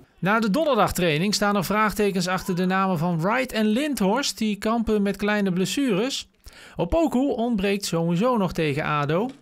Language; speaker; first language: Dutch; native; Dutch